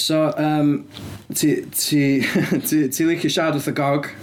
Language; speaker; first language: Welsh; native; Welsh